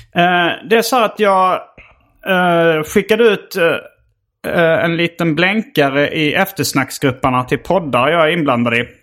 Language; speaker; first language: Swedish; native; Swedish